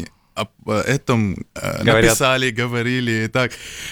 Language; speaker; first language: Russian; non-native, learner; Arabic